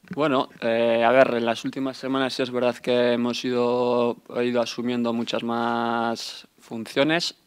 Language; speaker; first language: Spanish; native; Spanish